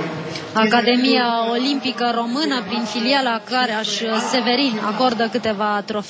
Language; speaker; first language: Romanian; native; Romanian